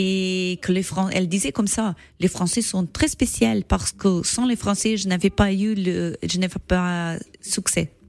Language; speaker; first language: French; non-native, learner; Portuguese